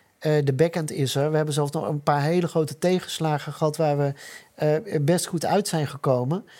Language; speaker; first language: Dutch; native; Dutch